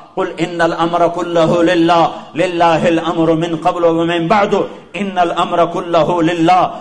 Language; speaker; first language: Urdu; non-native, local second language; Punjabi